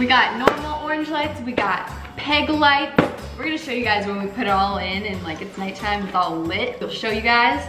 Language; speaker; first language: English; native; English